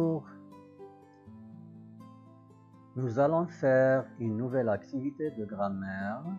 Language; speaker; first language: French; non-native, local second language; Arabic